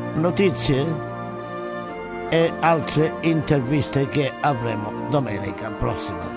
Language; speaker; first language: Italian; native; Italian